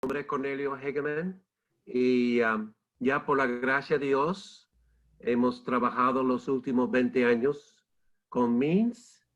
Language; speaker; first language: Spanish; non-native, fluent; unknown